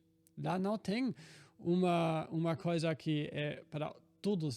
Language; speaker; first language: Portuguese; non-native, fluent; German